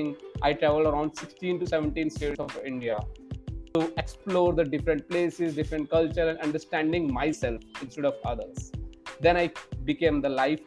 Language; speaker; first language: English; non-native, local second language; Hindi